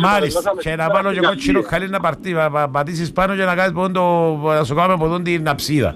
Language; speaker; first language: Greek; native; Greek